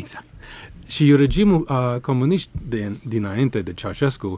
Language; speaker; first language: Romanian; non-native, fluent; English